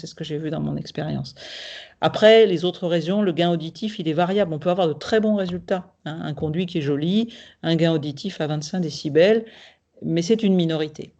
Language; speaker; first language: French; native; French